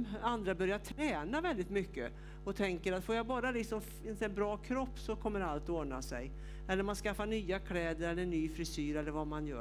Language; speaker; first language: Swedish; native; Swedish